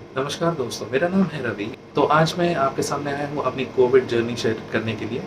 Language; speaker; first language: Hindi; non-native, local second language; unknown